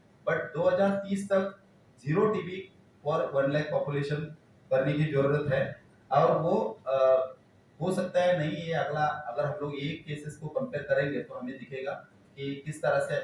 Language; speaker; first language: Hindi; non-native, local second language; Marathi